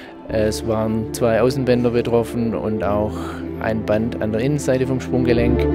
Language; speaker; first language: German; native; German